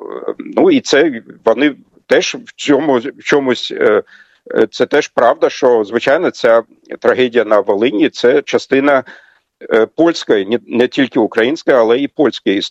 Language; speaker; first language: Ukrainian; non-native, fluent; German